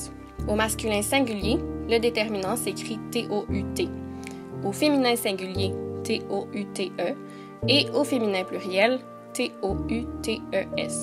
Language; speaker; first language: French; native; French